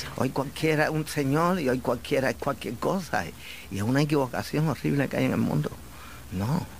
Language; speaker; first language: Spanish; native; Spanish